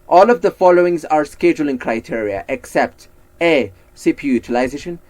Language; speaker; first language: English; non-native, local second language; Amharic